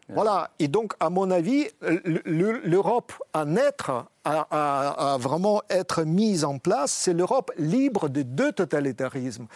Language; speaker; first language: French; non-native, fluent; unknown